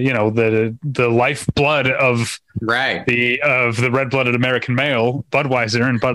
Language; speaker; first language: English; native; English